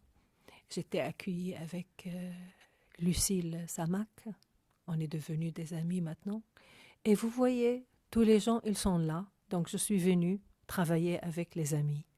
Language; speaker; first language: French; non-native, fluent; Arabic